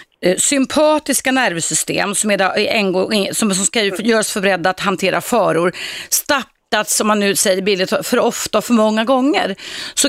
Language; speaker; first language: Swedish; native; Swedish